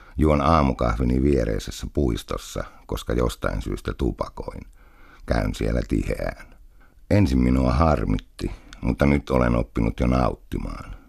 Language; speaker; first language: Finnish; native; Finnish